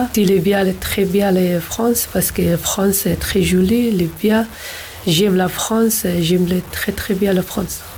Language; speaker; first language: French; non-native, learner; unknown